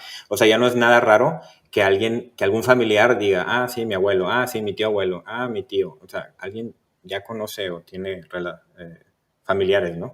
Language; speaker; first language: Spanish; native; Spanish